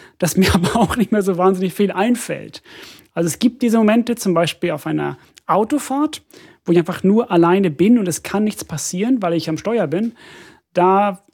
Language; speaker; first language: German; non-native, fluent; Finnish